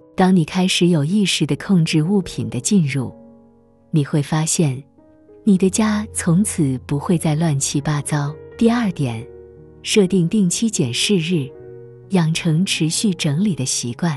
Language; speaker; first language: Chinese; native; Chinese